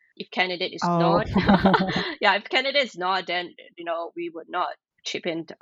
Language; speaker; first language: English; non-native, local second language; Chinese